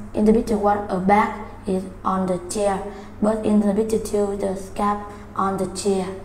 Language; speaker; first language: English; non-native, learner; Vietnamese